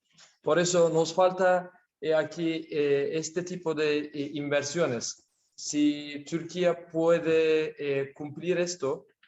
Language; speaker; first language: Spanish; non-native, learner; Turkish